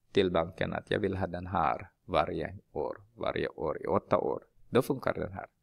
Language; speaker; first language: Swedish; non-native, fluent; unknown